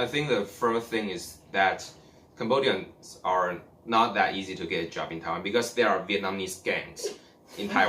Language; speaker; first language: English; non-native, learner; Chinese